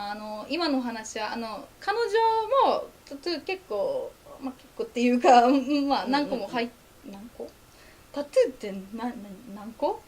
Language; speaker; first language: Japanese; non-native, fluent; Polish